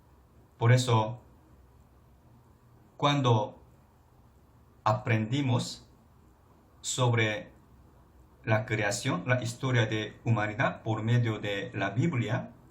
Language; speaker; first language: Spanish; non-native, fluent; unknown